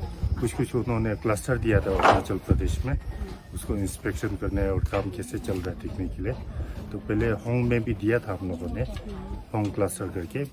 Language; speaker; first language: Hindi; non-native, local second language; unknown